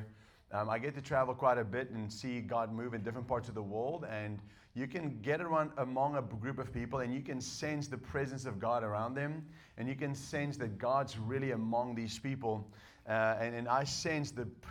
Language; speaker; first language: English; non-native, local second language; Afrikaans